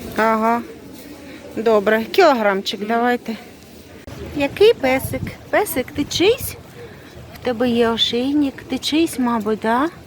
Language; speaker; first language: Ukrainian; native; Ukrainian